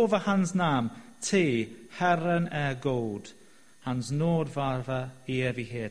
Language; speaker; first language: Swedish; non-native, fluent; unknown